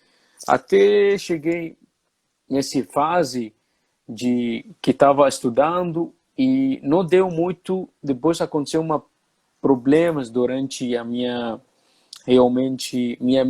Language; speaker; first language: Portuguese; non-native, fluent; Arabic